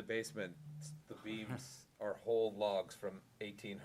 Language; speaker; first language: English; native; English